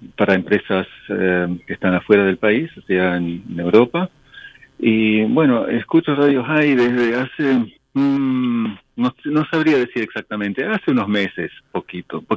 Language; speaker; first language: Spanish; non-native, local second language; English